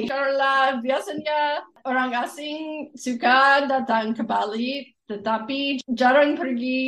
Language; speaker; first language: Indonesian; non-native, fluent; English